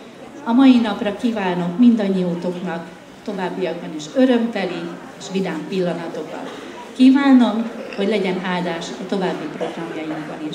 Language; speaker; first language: Hungarian; native; Hungarian